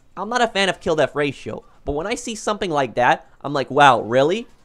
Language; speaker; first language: English; native; English